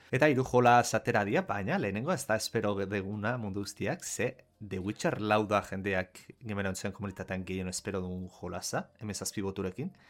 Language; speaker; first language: Basque; native; Basque